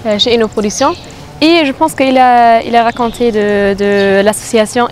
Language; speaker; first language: French; non-native, fluent; German